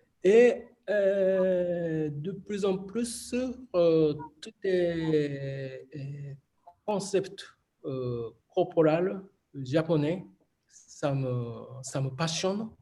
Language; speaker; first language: French; non-native, fluent; Japanese